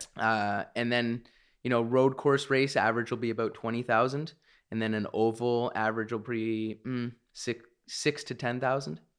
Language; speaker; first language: English; native; English